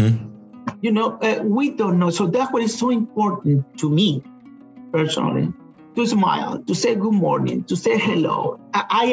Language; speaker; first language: English; non-native, fluent; Spanish